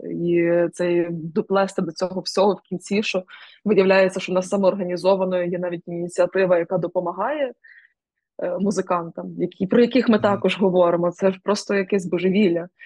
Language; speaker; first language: Ukrainian; native; Ukrainian